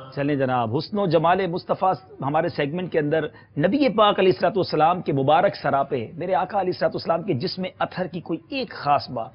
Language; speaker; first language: Urdu; native; Urdu